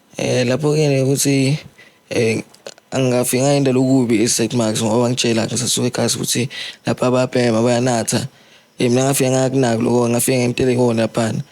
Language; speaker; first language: Zulu; non-native, local second language; Swati